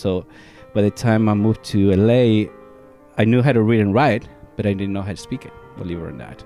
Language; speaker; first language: English; non-native, fluent; Spanish